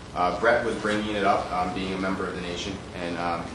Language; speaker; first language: English; native; English